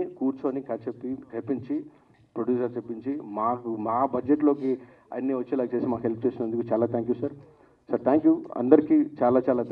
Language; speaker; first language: Telugu; native; Telugu